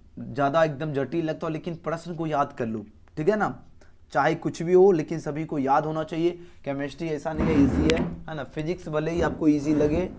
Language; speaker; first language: Hindi; native; Hindi